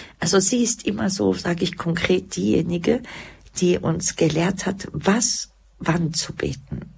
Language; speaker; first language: German; early bilingual, other home language; Croatian